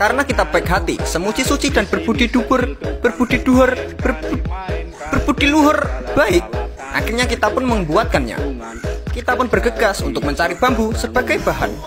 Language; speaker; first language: Indonesian; native; Indonesian